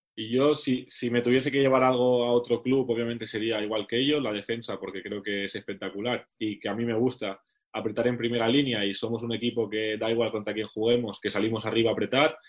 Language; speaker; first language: Spanish; native; Spanish